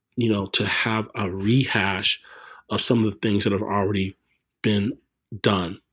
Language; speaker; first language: English; native; English